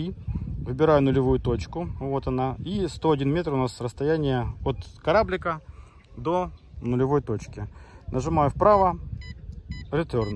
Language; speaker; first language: Russian; native; Russian